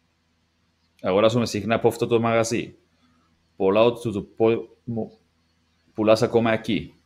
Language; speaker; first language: Greek; non-native, learner; English